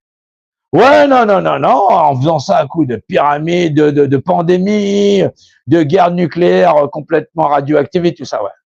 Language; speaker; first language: French; native; French